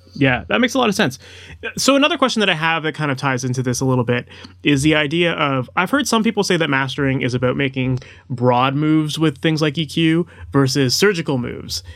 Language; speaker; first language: English; native; English